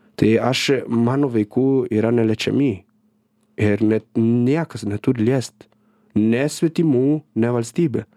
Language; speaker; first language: Lithuanian; non-native, fluent; Italian